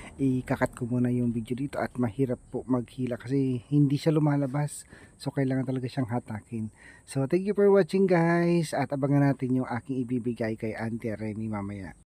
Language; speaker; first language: Filipino; non-native, local second language; Iloko